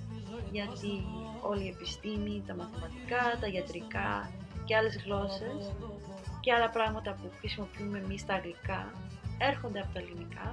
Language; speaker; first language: Greek; early bilingual, heritage; Spanish